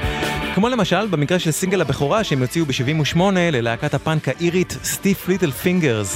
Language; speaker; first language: Hebrew; native; Hebrew